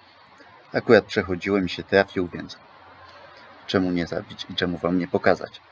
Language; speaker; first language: Polish; native; Polish